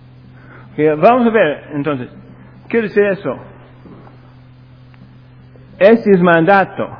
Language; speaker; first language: Spanish; non-native, fluent; English